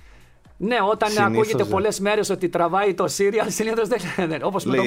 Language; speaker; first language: Greek; native; Greek